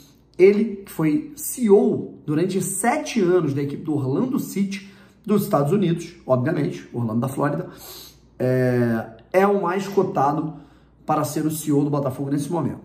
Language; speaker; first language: Portuguese; native; Portuguese